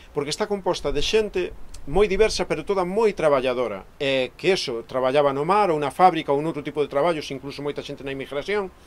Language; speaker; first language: Galician; native; Galician